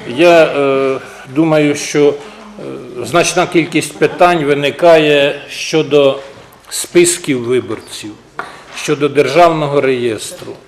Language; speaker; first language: Ukrainian; native; Ukrainian